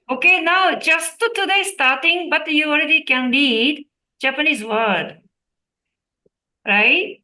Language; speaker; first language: English; non-native, learner; Japanese